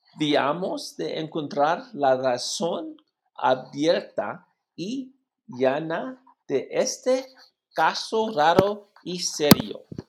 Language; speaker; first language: Spanish; non-native, learner; English